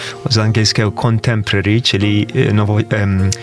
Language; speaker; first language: Polish; non-native, fluent; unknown